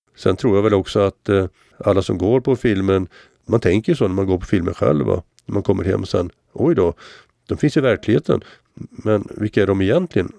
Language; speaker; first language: Swedish; native; Swedish